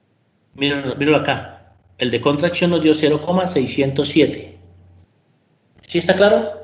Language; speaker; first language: Spanish; native; Spanish